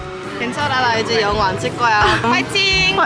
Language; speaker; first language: Korean; early bilingual, heritage; English